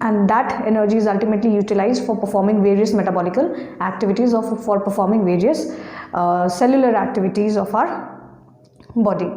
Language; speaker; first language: English; non-native, local second language; Hindi